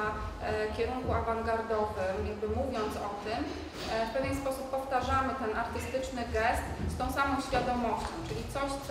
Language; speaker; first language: Polish; native; Polish